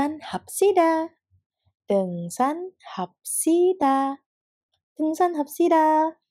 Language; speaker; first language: Korean; non-native, fluent; Indonesian